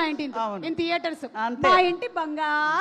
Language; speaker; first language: Telugu; native; Telugu